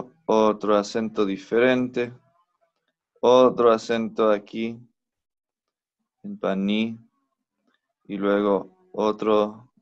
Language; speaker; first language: Spanish; non-native, fluent; English